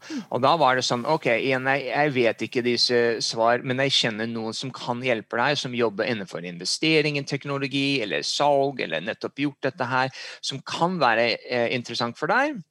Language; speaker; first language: Norwegian; early bilingual, heritage; English